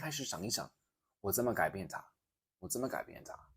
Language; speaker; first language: Chinese; non-native, fluent; English